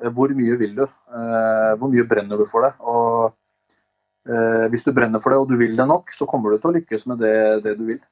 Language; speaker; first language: Norwegian; early bilingual, other home language; Albanian